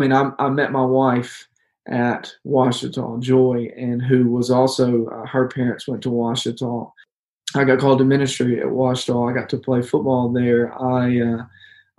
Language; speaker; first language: English; native; English